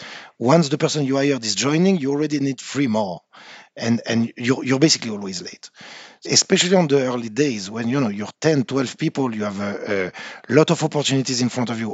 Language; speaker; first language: English; non-native, fluent; French